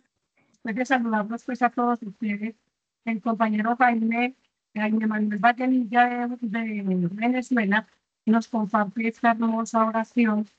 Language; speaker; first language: Spanish; native; Spanish